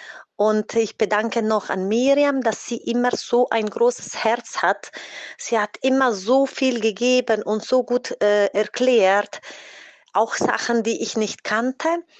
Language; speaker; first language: German; non-native, fluent; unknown